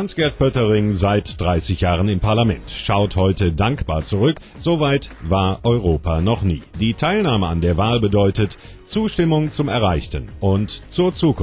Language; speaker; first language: German; native; German